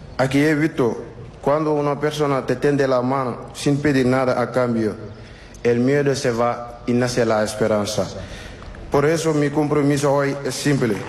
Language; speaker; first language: Spanish; non-native, learner; Wolof